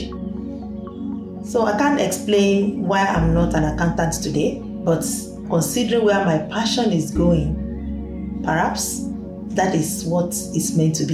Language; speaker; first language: English; non-native, local second language; Yoruba